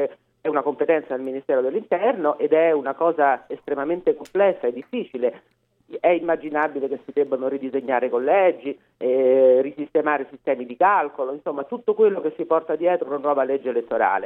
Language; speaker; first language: Italian; native; Italian